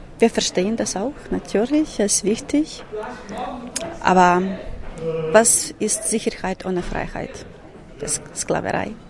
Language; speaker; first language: German; non-native, learner; Ukrainian